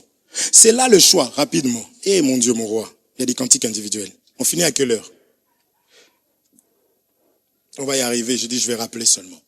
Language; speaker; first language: French; non-native, local second language; Lingala